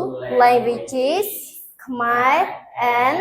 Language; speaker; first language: English; non-native, fluent; Khmer